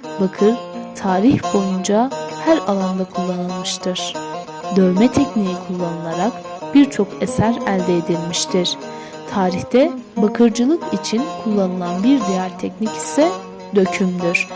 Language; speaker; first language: Turkish; native; Turkish